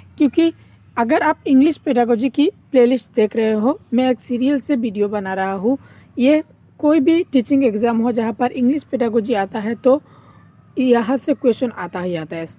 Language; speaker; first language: Hindi; non-native, local second language; Bangla